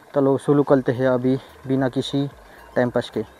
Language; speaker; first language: Hindi; non-native, local second language; Marathi